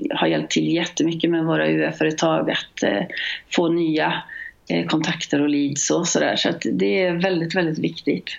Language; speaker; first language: Swedish; native; Swedish